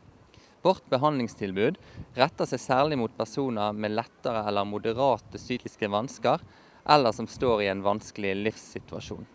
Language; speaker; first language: Norwegian; native; Norwegian